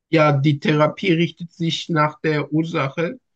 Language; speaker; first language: German; non-native, learner; Turkish